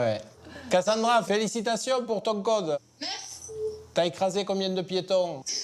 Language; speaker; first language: French; native; French